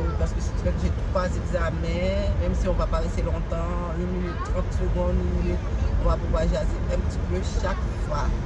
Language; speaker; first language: French; non-native, local second language; Haitian Creole